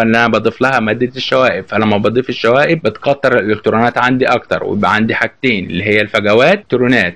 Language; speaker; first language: Arabic; native; Arabic